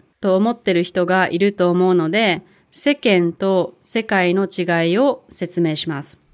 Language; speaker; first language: Japanese; native; Japanese